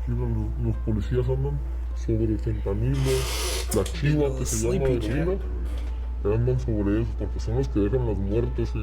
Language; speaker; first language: Spanish; native; Spanish